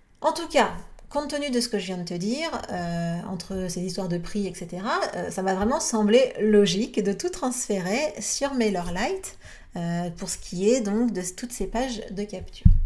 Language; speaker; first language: French; native; French